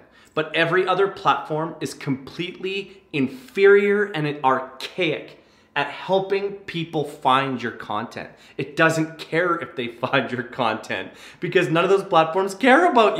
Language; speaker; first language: English; native; English